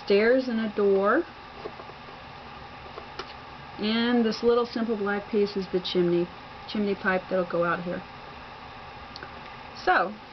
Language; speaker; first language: English; native; English